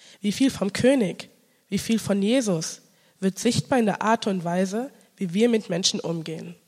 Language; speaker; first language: German; early bilingual, other home language; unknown